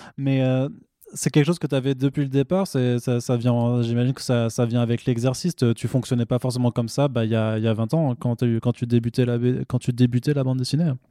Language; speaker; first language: French; native; French